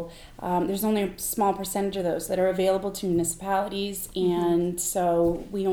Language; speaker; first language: English; native; English